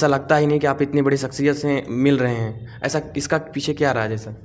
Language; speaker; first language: Hindi; native; Hindi